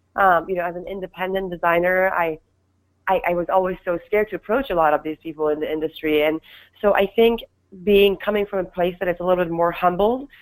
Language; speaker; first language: English; non-native, fluent; Persian